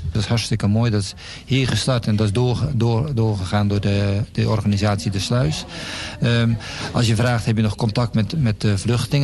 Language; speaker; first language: Dutch; native; Dutch